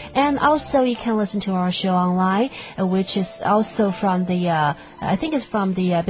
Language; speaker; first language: English; non-native, fluent; Chinese